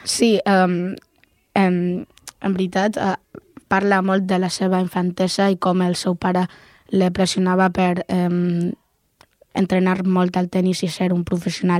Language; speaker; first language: Catalan; non-native, local second language; Spanish